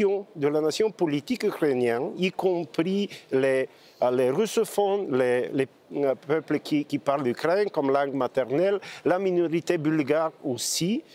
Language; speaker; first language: French; non-native, fluent; Bulgarian